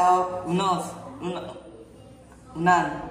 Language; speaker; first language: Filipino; non-native, learner; Spanish